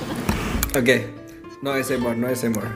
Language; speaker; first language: English; non-native, learner; Indonesian